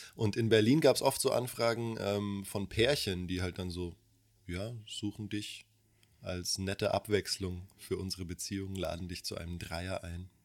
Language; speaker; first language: German; early bilingual, other home language; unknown